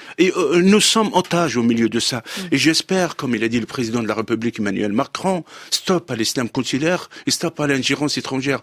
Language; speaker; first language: French; non-native, local second language; Arabic